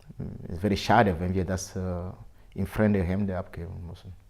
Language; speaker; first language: German; non-native, fluent; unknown